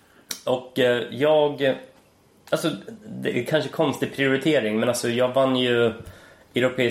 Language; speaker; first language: Swedish; native; Swedish